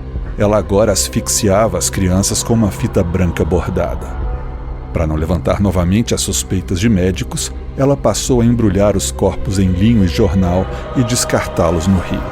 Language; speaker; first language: Portuguese; native; Portuguese